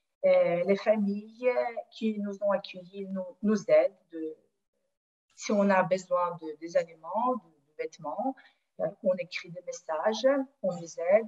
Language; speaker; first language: French; non-native, fluent; Ukrainian